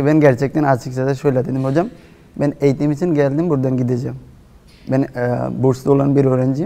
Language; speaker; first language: Turkish; non-native, fluent; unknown